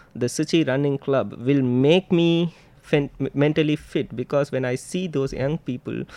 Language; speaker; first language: English; non-native, local second language; Tamil